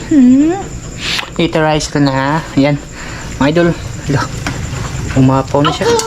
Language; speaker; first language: Filipino; non-native, local second language; Cebuano